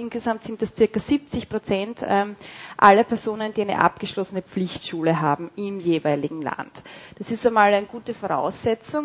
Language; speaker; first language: German; native; German